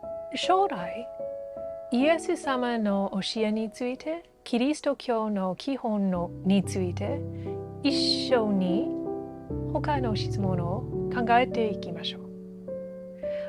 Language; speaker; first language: Japanese; non-native, learner; English